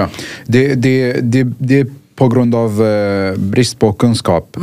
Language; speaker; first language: Swedish; non-native, fluent; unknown